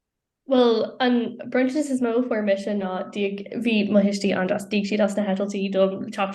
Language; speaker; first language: Irish; non-native, local second language; English